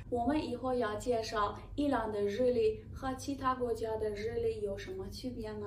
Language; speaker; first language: Chinese; non-native, fluent; Persian